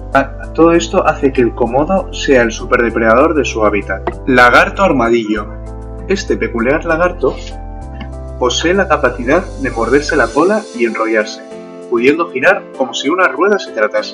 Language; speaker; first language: Spanish; native; Spanish